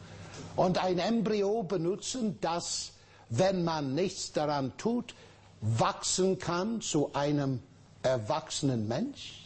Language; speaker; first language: German; non-native, fluent; English